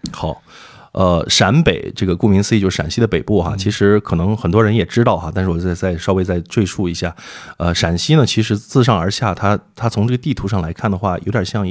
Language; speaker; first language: Chinese; native; Chinese